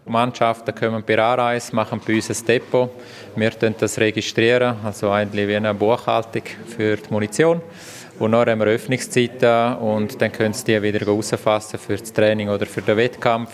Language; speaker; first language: German; native; German